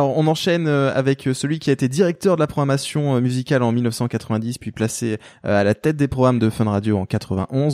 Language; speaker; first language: French; native; French